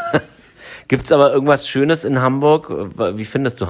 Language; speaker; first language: German; native; German